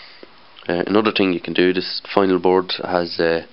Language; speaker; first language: English; native; English